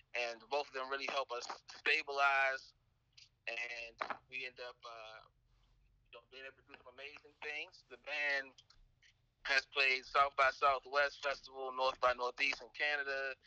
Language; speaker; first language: English; native; English